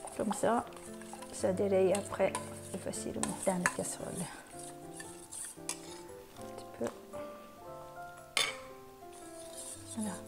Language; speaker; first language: French; non-native, fluent; Japanese